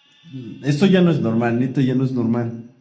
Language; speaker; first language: Spanish; native; Spanish